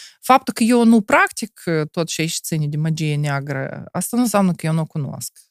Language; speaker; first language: Romanian; non-native, local second language; Russian